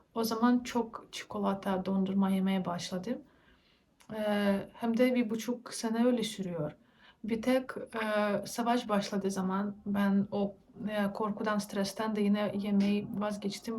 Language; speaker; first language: Turkish; non-native, learner; Russian